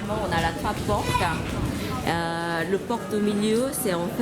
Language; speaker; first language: French; non-native, learner; Korean